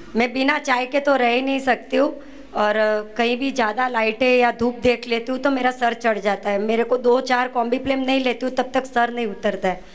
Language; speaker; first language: Hindi; non-native, local second language; Gujarati